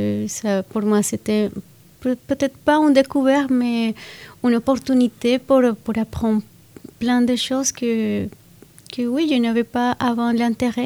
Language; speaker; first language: French; non-native, fluent; Spanish